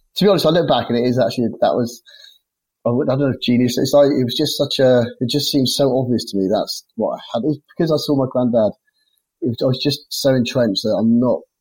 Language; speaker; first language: English; native; English